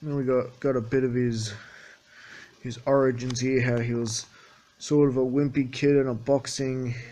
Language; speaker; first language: English; native; English